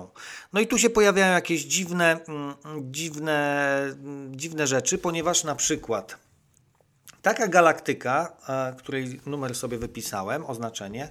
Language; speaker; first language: Polish; native; Polish